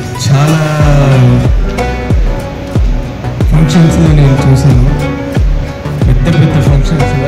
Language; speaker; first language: Telugu; non-native, local second language; Tamil